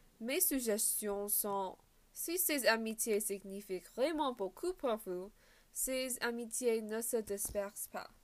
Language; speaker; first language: French; non-native, learner; English